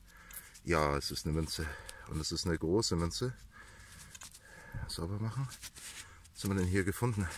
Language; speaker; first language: German; native; German